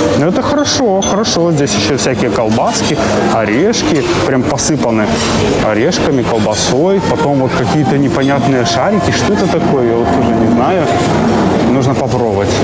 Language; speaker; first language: Russian; native; Russian